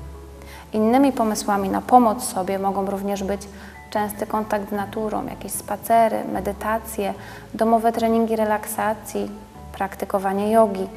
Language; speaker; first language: Polish; native; Polish